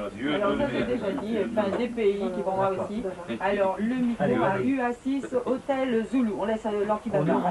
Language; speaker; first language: French; native; French